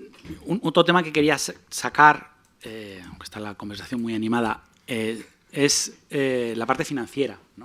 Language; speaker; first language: Spanish; native; Spanish